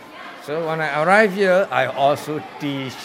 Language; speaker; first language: English; non-native, learner; Burmese